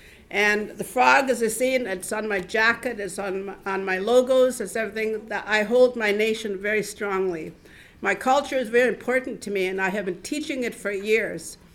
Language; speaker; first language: English; native; English